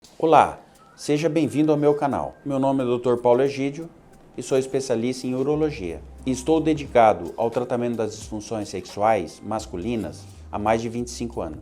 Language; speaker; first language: Portuguese; native; Portuguese